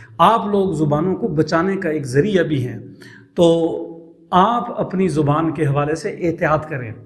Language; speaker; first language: Urdu; non-native, local second language; Northern Hindko